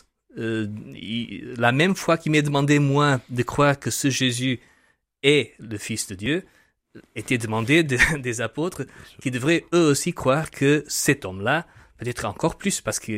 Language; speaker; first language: French; non-native, fluent; Portuguese